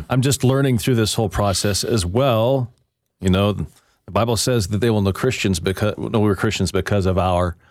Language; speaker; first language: English; native; English